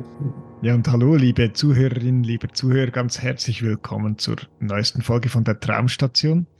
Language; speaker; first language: German; native; German